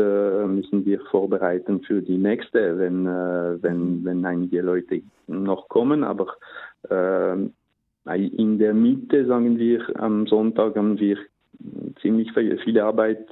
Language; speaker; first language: German; non-native, local second language; French